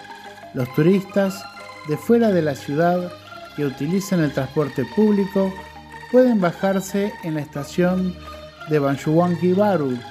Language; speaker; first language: Spanish; non-native, fluent; Indonesian